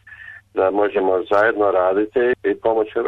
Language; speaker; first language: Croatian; early bilingual, heritage; Croatian